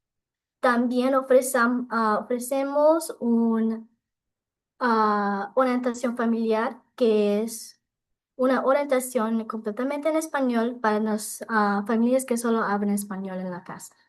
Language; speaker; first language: Spanish; non-native, local second language; English